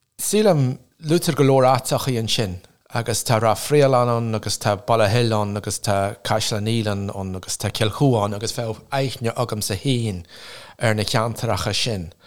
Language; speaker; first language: Irish; non-native, local second language; English